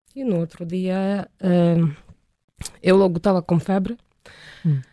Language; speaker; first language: Portuguese; non-native, fluent; Ukrainian